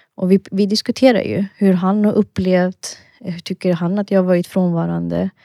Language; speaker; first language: Swedish; early bilingual, other home language; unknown